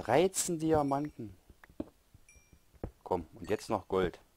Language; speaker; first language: German; native; German